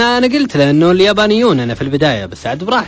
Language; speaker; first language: Arabic; native; Arabic